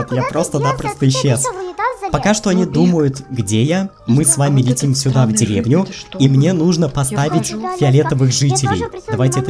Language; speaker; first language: Russian; native; Russian